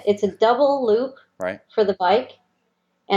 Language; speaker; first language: English; native; English